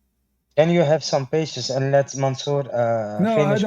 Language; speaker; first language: English; non-native, learner; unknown